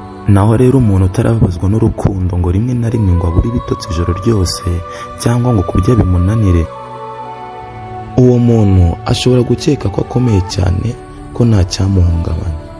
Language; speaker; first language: Kinyarwanda; native; Kinyarwanda